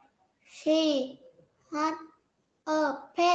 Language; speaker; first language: English; non-native, learner; Vietnamese